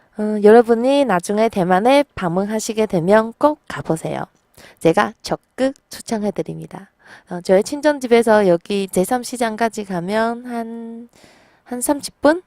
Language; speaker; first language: Korean; non-native, fluent; Chinese